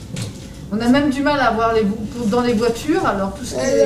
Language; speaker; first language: French; native; French